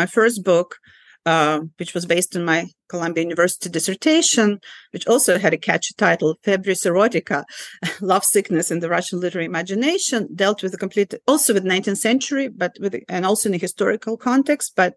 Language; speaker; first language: English; non-native, fluent; Ukrainian